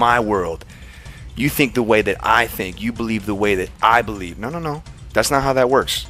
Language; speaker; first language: English; native; English